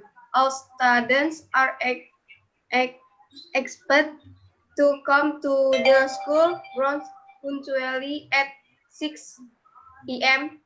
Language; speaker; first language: English; non-native, learner; Indonesian